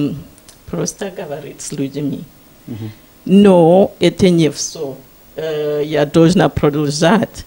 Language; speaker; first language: Russian; non-native, learner; Shona